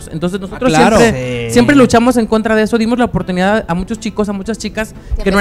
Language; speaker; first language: Spanish; native; Spanish